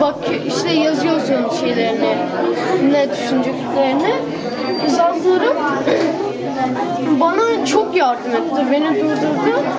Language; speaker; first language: Turkish; early bilingual, heritage; Turkish